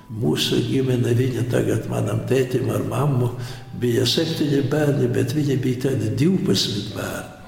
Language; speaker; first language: Latvian; non-native, local second language; Polish